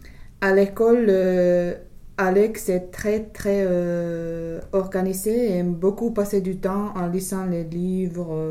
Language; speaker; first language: French; non-native, fluent; English